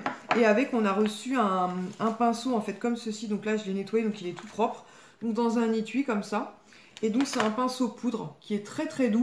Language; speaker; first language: French; native; French